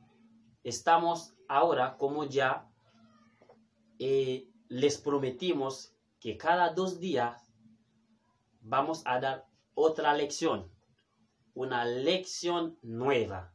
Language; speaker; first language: Spanish; non-native, fluent; Haitian Creole